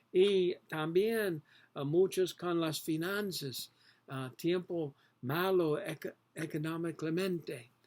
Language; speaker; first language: Spanish; non-native, learner; English